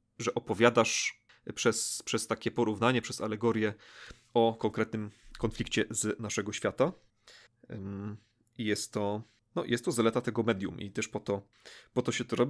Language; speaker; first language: Polish; native; Polish